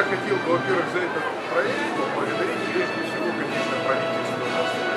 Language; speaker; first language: Russian; native; Russian